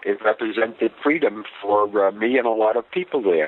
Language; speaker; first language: English; native; English